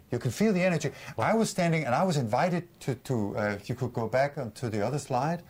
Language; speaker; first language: English; non-native, fluent; Danish